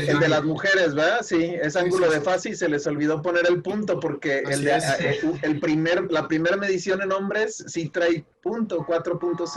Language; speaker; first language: Spanish; native; Spanish